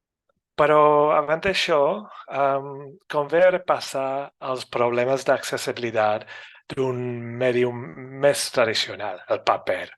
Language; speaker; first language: Catalan; non-native, fluent; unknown